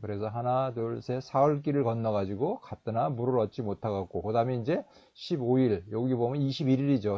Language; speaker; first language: Korean; native; Korean